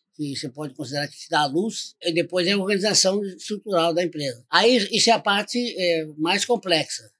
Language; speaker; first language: Portuguese; native; Portuguese